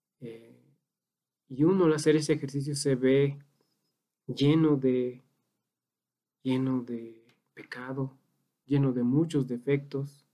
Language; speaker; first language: Spanish; native; Spanish